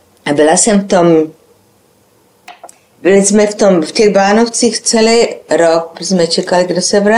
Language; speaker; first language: Czech; non-native, local second language; Slovak